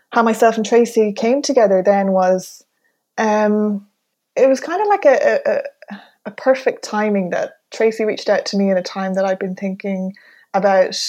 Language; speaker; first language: English; native; English